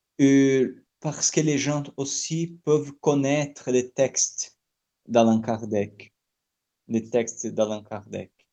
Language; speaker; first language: French; non-native, fluent; Portuguese